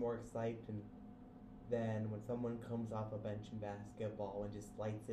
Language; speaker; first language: English; native; English